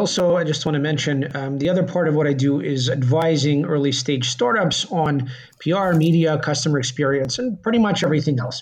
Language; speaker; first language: English; early bilingual, other home language; Russian